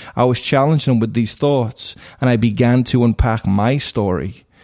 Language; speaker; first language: English; native; English